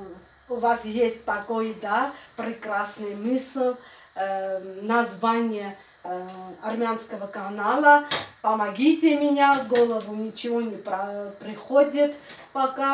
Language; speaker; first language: Russian; non-native, fluent; Armenian